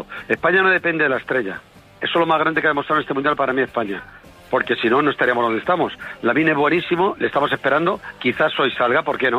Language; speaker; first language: Spanish; native; Spanish